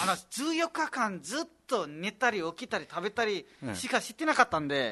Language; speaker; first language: Japanese; non-native, fluent; Nepali